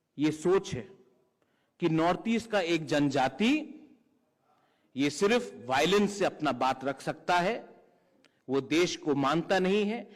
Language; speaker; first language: Hindi; non-native, local second language; Kok Borok